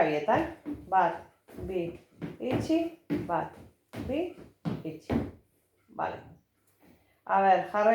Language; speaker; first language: Basque; non-native, local second language; Spanish